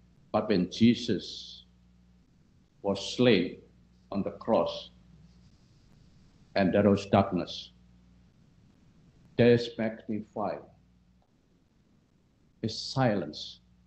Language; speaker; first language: English; non-native, fluent; Indonesian